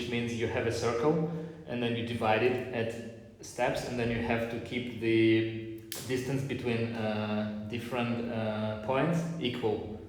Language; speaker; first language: English; non-native, fluent; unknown